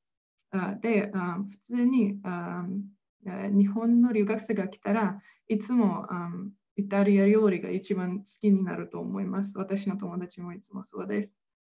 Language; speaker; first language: Japanese; non-native, fluent; Slovenian